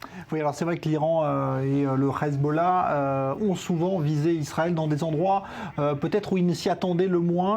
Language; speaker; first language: French; native; French